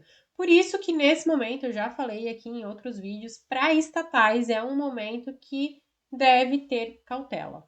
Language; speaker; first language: Portuguese; native; Portuguese